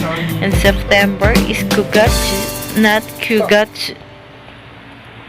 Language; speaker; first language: English; non-native, local second language; Filipino